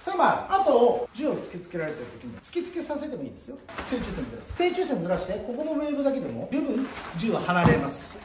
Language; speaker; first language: Japanese; native; Japanese